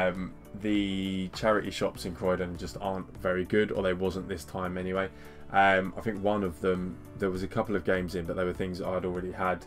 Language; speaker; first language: English; native; English